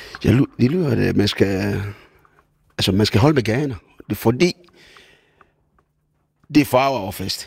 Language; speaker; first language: Danish; non-native, fluent; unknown